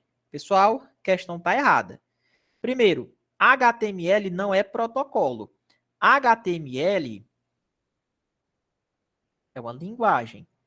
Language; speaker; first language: Portuguese; native; Portuguese